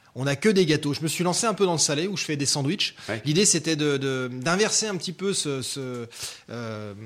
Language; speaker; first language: French; native; French